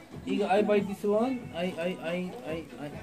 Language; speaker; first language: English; non-native, learner; Korean